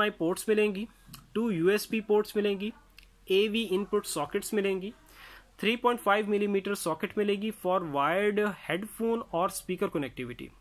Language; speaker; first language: Hindi; native; Hindi